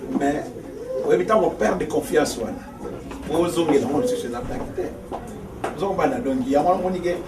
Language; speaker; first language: Lingala; non-native, local second language; Kituba (Democratic Republic of Congo)